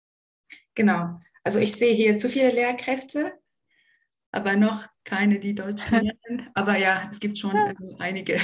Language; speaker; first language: German; non-native, fluent; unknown